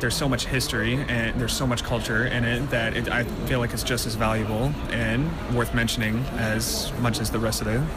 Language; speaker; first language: English; native; English